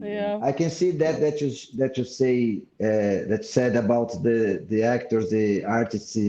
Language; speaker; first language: English; non-native, fluent; Portuguese